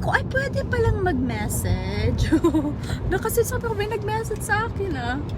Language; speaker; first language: Filipino; non-native, local second language; Cebuano